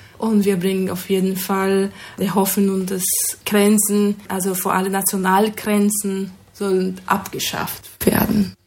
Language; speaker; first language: German; non-native, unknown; Portuguese